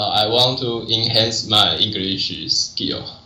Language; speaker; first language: English; non-native, learner; Chinese